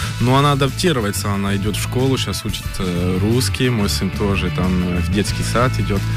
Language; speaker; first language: Russian; early bilingual, heritage; Russian